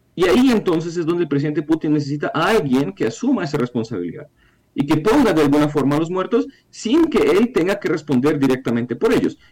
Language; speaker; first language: Spanish; non-native, fluent; Ukrainian